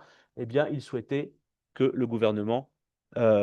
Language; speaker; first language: French; native; French